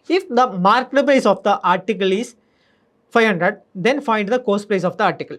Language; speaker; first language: English; non-native, local second language; Malayalam